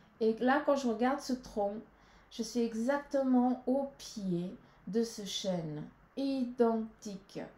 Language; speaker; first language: French; native; French